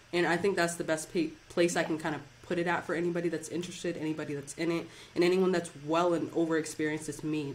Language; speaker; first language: English; native; English